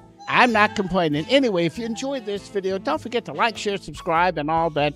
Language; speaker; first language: English; native; English